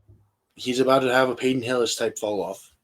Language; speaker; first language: English; native; English